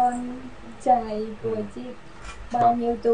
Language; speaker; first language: Vietnamese; non-native, learner; Khmer